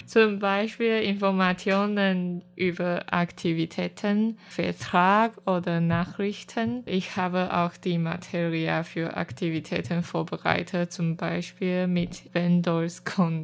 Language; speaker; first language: German; non-native, learner; Chinese